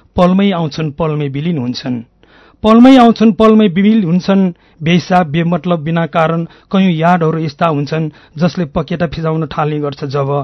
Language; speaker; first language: Nepali; non-native, local second language; Newari